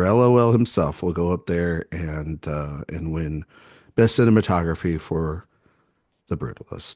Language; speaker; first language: English; native; English